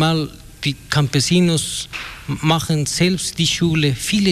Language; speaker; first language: German; non-native, learner; Spanish